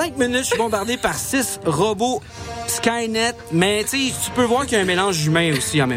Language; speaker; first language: French; native; French